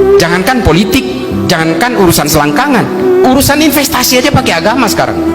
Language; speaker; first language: Indonesian; non-native, local second language; Madurese